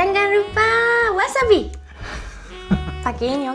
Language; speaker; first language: Indonesian; non-native, learner; Japanese